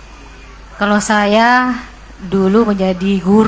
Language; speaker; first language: Indonesian; non-native, local second language; Buginese